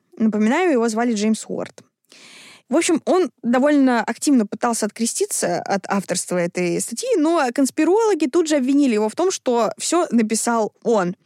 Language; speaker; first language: Russian; native; Russian